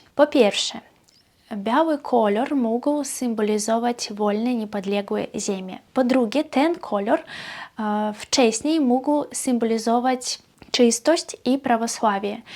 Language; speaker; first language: Polish; non-native, fluent; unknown